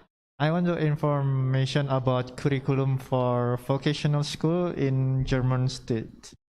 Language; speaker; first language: English; non-native, learner; Indonesian